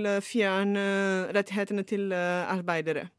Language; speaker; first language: Norwegian; non-native, fluent; Portuguese